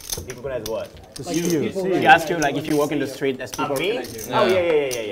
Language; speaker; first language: English; non-native, learner; Japanese